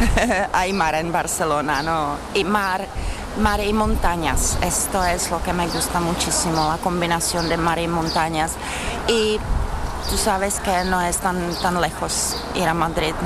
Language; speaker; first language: Spanish; non-native, fluent; Czech